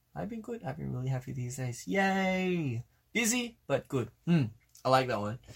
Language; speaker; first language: English; early bilingual, other home language; Korean